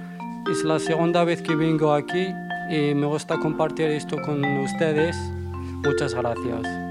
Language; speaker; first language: Spanish; non-native, learner; Arabic